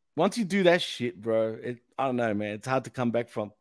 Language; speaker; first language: English; native; English